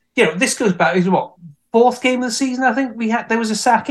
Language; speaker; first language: English; native; English